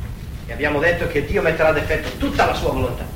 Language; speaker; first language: Italian; native; Italian